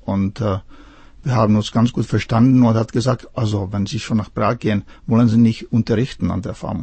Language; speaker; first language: German; non-native, fluent; Czech